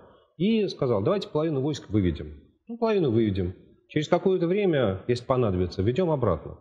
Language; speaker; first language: Russian; native; Russian